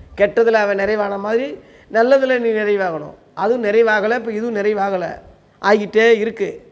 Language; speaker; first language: Tamil; non-native, local second language; Telugu